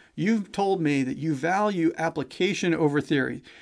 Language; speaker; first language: English; native; English